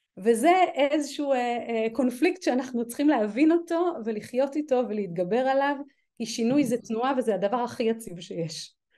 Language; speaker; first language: Hebrew; native; Hebrew